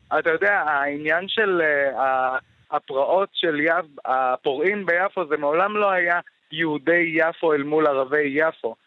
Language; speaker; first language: Hebrew; non-native, local second language; Arabic